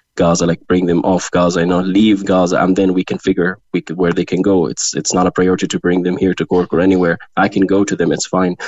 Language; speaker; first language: English; non-native, fluent; Arabic